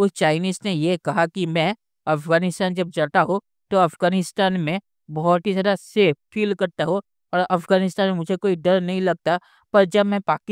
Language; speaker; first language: Hindi; native; Hindi